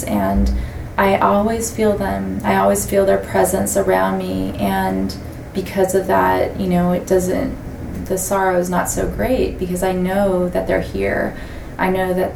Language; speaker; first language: English; native; English